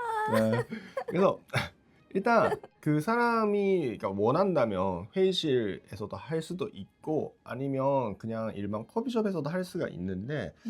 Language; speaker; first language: Korean; non-native, fluent; Japanese